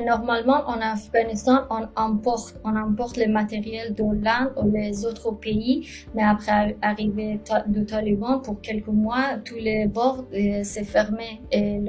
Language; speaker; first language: French; non-native, learner; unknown